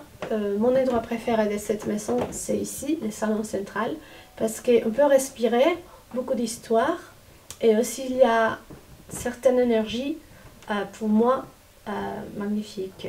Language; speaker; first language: French; non-native, fluent; Spanish